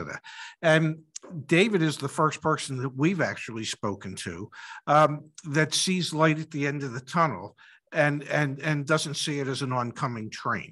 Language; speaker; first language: English; native; English